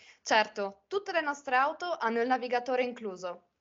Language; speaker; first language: Italian; native; Italian